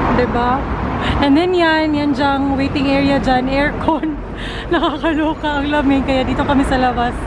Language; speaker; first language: Filipino; non-native, local second language; Cebuano